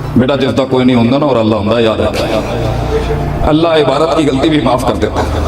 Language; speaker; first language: Urdu; non-native, local second language; Punjabi